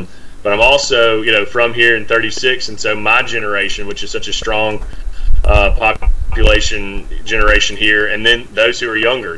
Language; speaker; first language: English; native; English